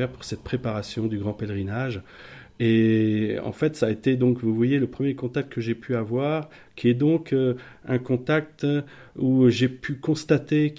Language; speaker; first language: French; native; French